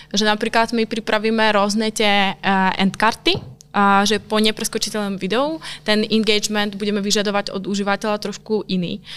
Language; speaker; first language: Slovak; non-native, local second language; Hungarian